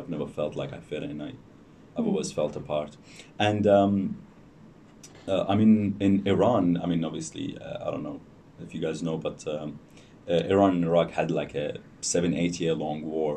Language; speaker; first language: English; non-native, fluent; Persian